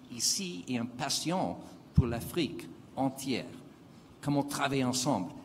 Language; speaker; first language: French; non-native, fluent; English